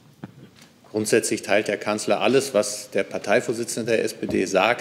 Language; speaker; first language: German; native; German